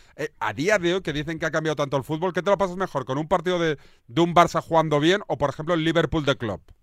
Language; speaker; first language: Spanish; native; Spanish